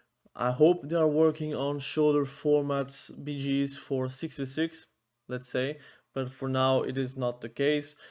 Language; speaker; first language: English; non-native, fluent; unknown